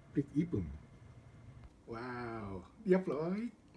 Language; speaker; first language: Thai; non-native, learner; Japanese